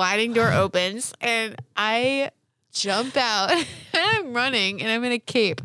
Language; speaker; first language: English; native; English